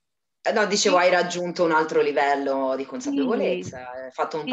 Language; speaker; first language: Italian; native; Italian